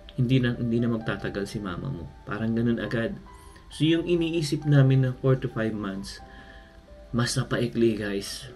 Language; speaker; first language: Filipino; native; Filipino